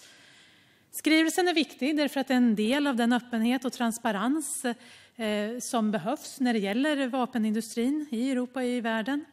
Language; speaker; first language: Swedish; native; Swedish